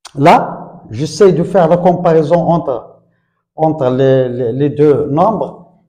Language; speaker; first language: French; non-native, local second language; Arabic